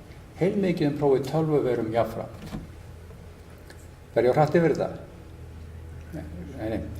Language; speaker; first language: Icelandic; native; Icelandic